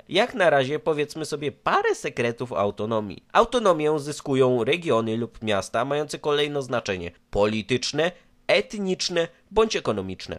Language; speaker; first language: Polish; native; Polish